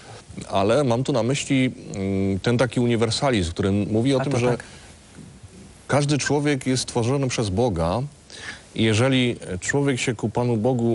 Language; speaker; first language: Polish; native; Polish